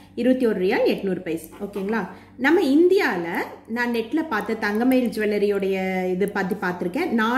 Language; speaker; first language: Tamil; native; Tamil